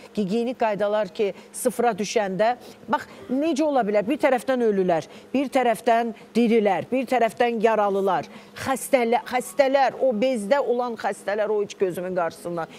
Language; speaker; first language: Azerbaijani; native; Azerbaijani